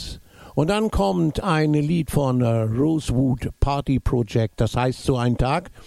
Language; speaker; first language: German; native; German